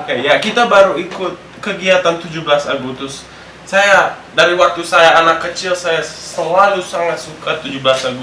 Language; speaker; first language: Indonesian; early bilingual, other home language; English